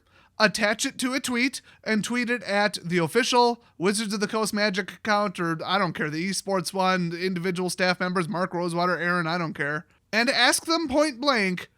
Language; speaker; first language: English; native; English